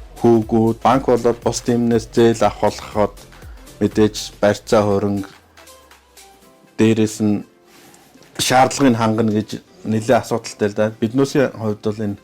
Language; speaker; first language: Mongolian; native; Mongolian